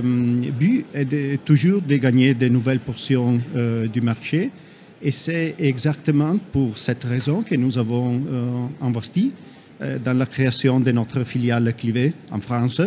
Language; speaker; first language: French; non-native, fluent; Italian